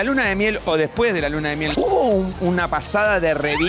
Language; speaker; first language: Spanish; native; Spanish